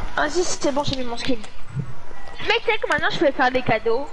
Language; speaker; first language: French; native; French